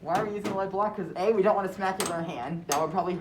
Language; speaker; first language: English; native; English